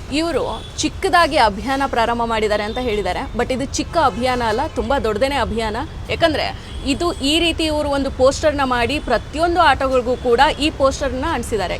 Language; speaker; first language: Kannada; native; Kannada